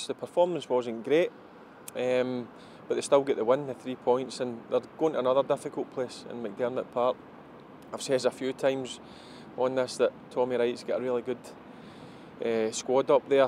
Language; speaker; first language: English; native; English